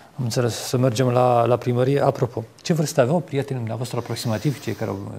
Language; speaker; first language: Romanian; native; Romanian